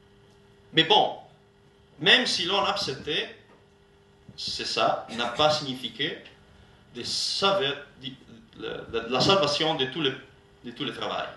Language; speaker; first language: French; non-native, learner; Italian